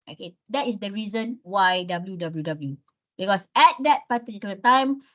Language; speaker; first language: English; non-native, local second language; Malay